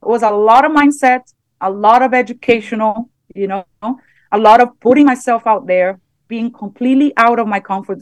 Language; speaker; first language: English; non-native, fluent; Portuguese